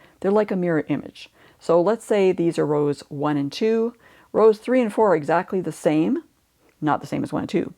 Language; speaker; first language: English; native; English